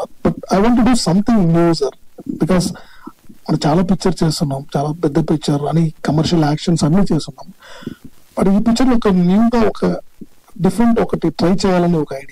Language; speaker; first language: Telugu; non-native, learner; Tamil